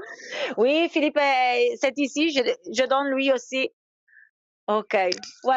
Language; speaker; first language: French; non-native, fluent; Italian